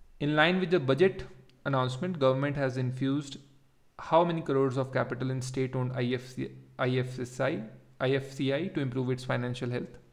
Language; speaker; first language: English; non-native, local second language; Hindi